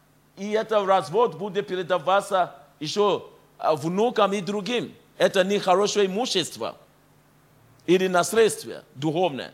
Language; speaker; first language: Russian; non-native, fluent; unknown